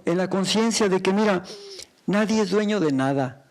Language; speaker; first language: Spanish; native; Spanish